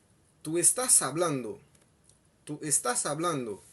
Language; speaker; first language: Spanish; non-native, fluent; Haitian Creole